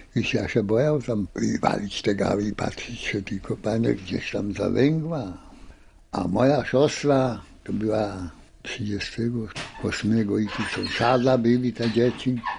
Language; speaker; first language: Polish; native; Polish